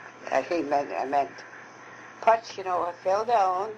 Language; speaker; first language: English; early bilingual, other home language; German